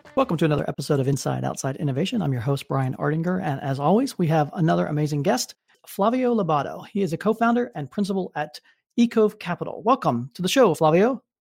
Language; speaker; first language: English; native; English